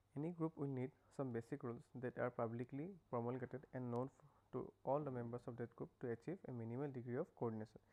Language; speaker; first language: English; non-native, local second language; Assamese